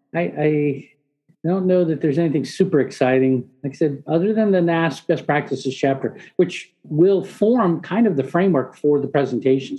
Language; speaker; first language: English; early bilingual, other home language; Spanish